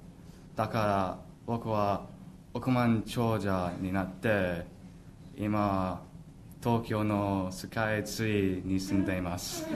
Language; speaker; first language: Japanese; non-native, learner; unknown